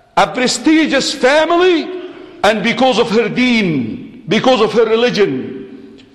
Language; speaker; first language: English; non-native, fluent; Arabic